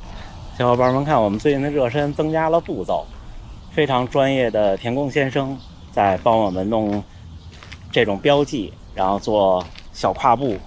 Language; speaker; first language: Chinese; native; Chinese